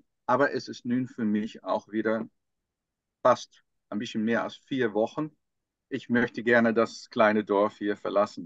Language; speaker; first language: German; non-native, fluent; Dutch